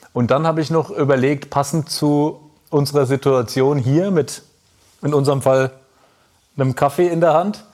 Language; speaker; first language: German; native; German